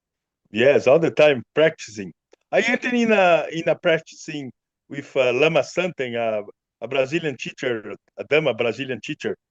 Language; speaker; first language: English; non-native, learner; Portuguese